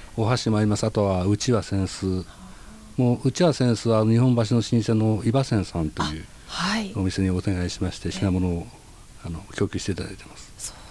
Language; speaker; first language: Japanese; native; Japanese